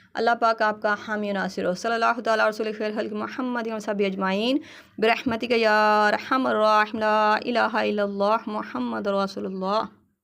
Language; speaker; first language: Urdu; native; Urdu